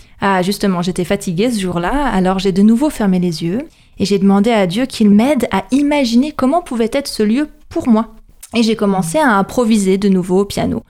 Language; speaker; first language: French; native; French